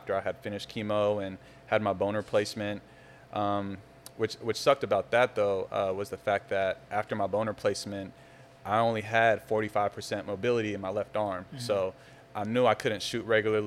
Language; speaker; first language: English; native; English